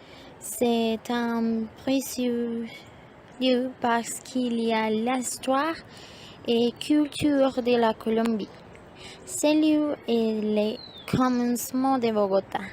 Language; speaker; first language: French; non-native, learner; Spanish